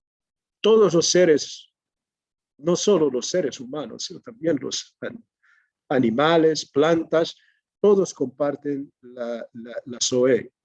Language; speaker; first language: Spanish; non-native, fluent; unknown